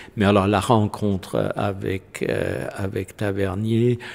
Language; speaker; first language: French; non-native, fluent; German